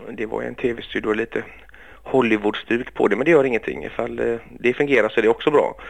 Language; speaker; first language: Swedish; early bilingual, other home language; Greek